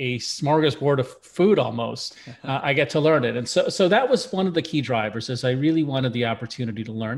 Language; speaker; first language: English; early bilingual, other home language; Russian